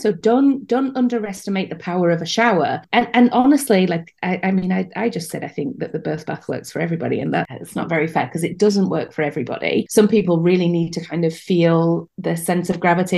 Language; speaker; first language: English; native; English